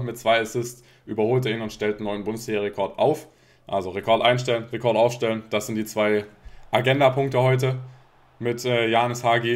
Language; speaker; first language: German; native; German